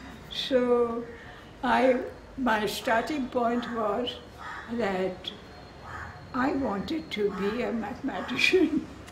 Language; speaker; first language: English; non-native, local second language; Bangla